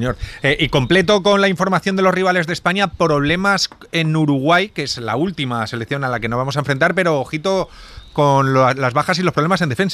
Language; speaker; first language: Spanish; native; Spanish